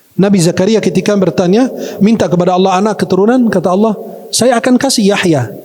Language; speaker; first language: Malay; non-native, fluent; Arabic